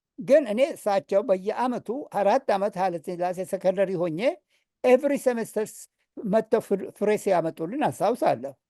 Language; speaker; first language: Amharic; non-native, local second language; Oromo